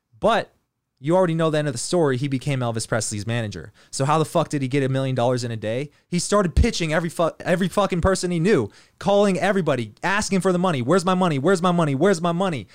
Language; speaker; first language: English; native; English